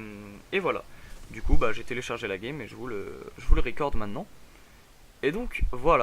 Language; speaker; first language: French; native; French